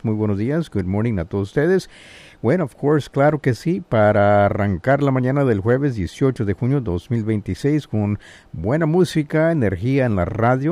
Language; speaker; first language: Spanish; native; Spanish